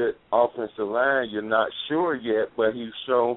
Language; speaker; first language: English; native; English